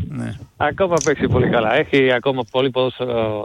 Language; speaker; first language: Greek; non-native, learner; Spanish